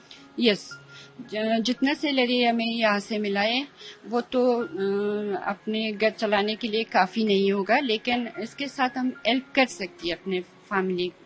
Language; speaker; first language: Hindi; non-native, fluent; Persian